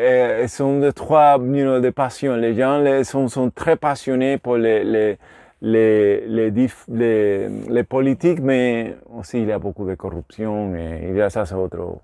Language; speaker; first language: French; non-native, learner; Spanish